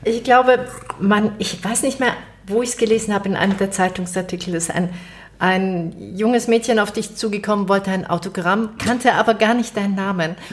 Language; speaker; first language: German; native; German